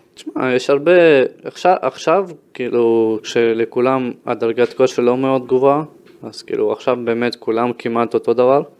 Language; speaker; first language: Hebrew; early bilingual, other home language; Russian